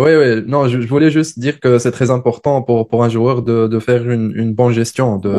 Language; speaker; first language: French; non-native, local second language; Arabic